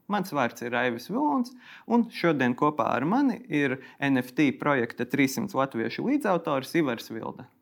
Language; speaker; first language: Latvian; native; Latvian